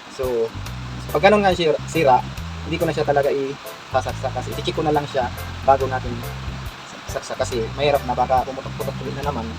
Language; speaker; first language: Filipino; non-native, local second language; Bikol